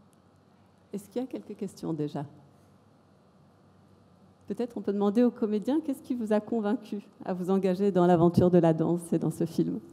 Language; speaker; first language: French; native; French